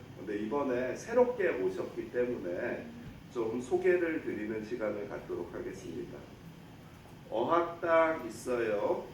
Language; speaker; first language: Korean; native; Korean